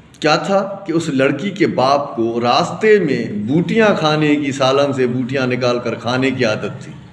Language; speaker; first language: Urdu; non-native, local second language; Sindhi